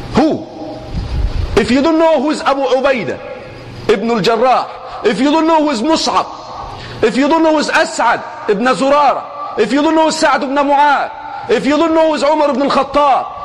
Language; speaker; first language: English; non-native, fluent; Arabic